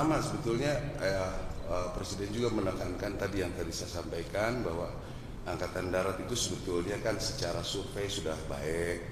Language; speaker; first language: Indonesian; native; Indonesian